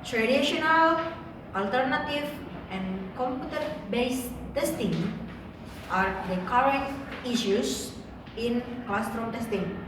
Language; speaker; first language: English; non-native, learner; Indonesian